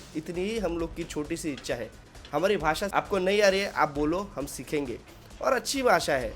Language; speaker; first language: Hindi; non-native, local second language; Marathi